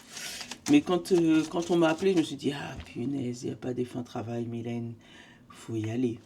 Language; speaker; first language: French; native; French